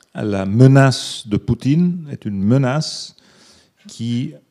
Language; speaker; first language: French; early bilingual, other home language; Italian